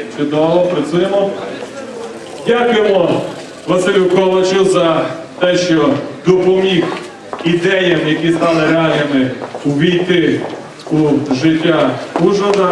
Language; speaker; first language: Ukrainian; native; Ukrainian